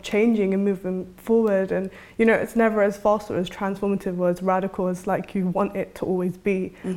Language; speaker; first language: English; native; English